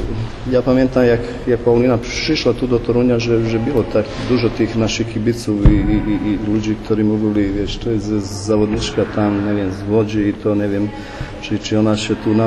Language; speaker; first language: Polish; non-native, fluent; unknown